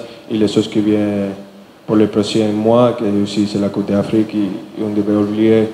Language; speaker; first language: French; non-native, learner; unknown